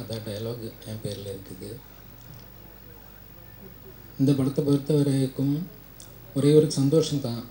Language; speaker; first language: Tamil; non-native, learner; Malayalam